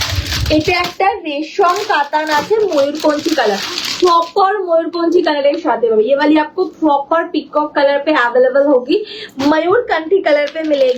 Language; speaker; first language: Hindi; non-native, local second language; Bangla